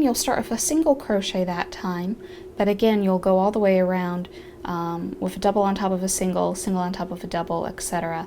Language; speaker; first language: English; native; English